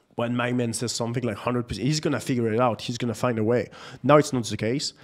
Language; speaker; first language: English; non-native, fluent; French